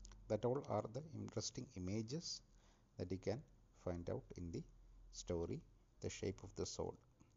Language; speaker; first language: English; non-native, local second language; Malayalam